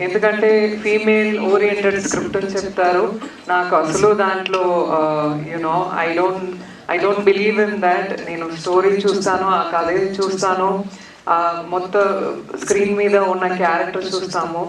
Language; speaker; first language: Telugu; non-native, learner; Tamil